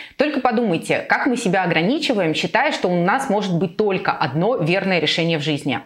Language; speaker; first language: Russian; native; Russian